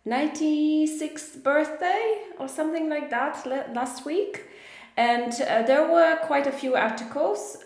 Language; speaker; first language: English; non-native, fluent; Polish